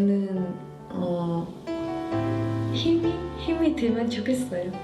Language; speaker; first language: Korean; non-native, fluent; Khmer